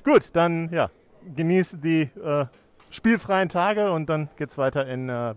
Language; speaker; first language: German; native; German